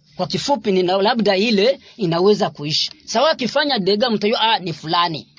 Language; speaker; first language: Swahili; non-native, local second language; Rundi